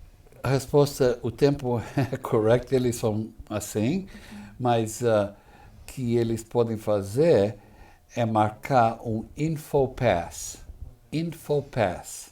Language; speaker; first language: Portuguese; non-native, fluent; English